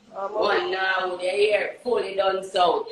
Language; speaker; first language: English; native; English